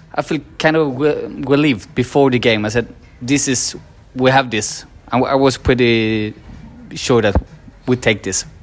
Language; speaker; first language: English; non-native, fluent; Swedish